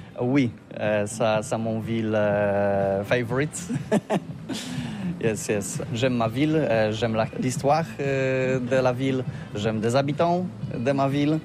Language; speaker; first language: French; non-native, learner; Polish